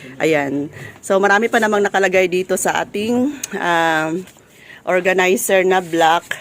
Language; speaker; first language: Filipino; native; Filipino